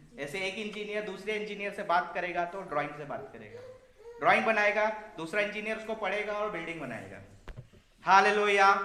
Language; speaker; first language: Hindi; native; Hindi